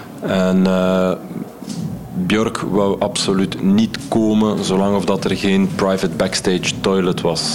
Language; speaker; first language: Dutch; native; Dutch